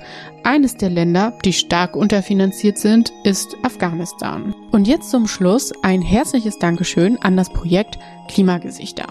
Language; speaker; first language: German; native; German